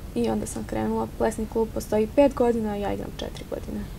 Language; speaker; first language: Serbian; native; Serbian